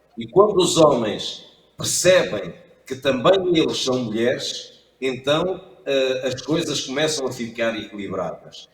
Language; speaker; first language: Portuguese; native; Portuguese